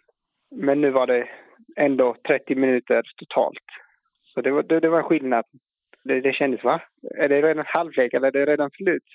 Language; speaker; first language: Swedish; non-native, fluent; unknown